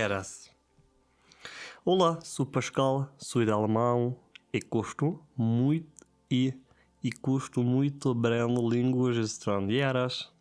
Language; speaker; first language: Portuguese; non-native, learner; German